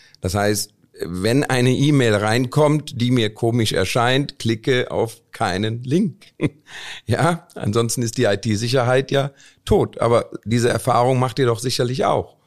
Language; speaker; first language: German; early bilingual, other home language; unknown